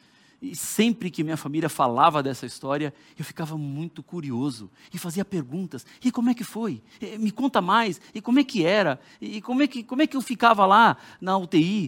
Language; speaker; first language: Portuguese; native; Portuguese